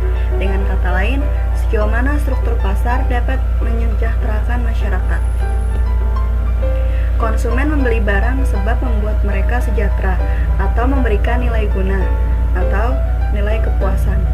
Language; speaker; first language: Indonesian; native; Indonesian